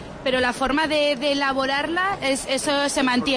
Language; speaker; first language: Spanish; native; Spanish